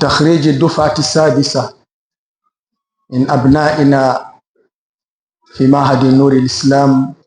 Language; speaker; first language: Arabic; non-native, fluent; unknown